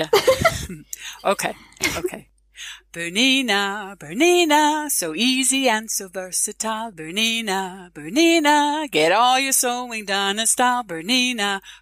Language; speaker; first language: German; non-native, learner; English